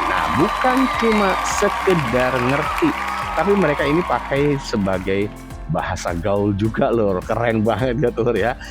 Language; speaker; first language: Indonesian; native; Indonesian